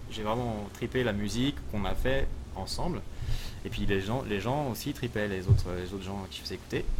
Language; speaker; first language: French; native; French